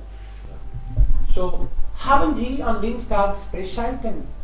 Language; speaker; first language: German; non-native, fluent; Hindi